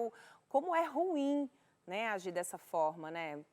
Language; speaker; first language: Portuguese; native; Portuguese